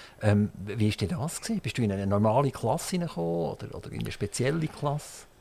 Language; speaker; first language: German; native; German